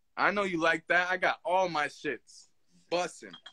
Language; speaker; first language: English; native; English